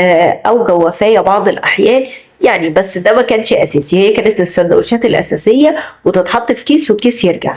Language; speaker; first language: Arabic; native; Arabic